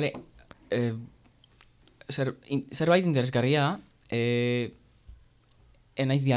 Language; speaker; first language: Basque; non-native, learner; French